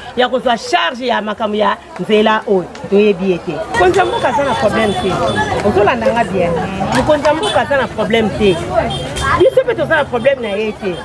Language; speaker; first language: Lingala; native; Lingala